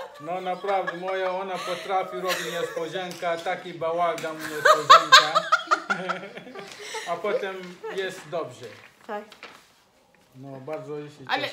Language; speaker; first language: Polish; non-native, learner; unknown